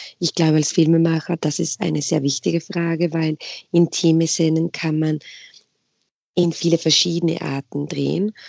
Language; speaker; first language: German; non-native, fluent; Spanish